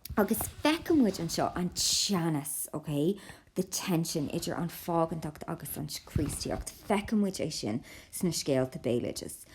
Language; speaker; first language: Irish; non-native, local second language; English